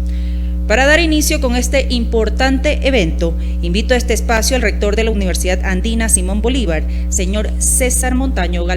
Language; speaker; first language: Spanish; native; Spanish